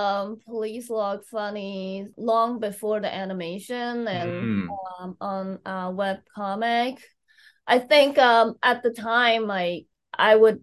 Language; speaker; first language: English; non-native, fluent; Chinese